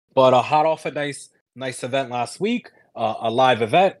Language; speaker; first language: English; early bilingual, other home language; Spanish